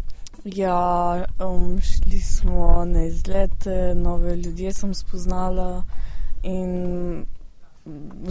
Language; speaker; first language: Slovenian; early bilingual, heritage; Slovenian